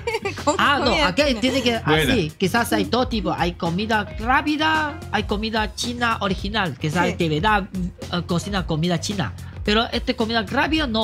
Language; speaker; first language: Spanish; non-native, learner; Chinese